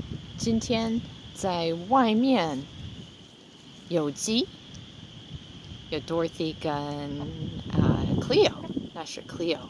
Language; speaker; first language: Chinese; non-native, fluent; English